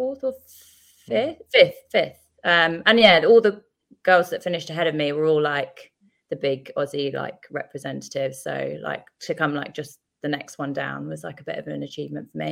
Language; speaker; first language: English; native; English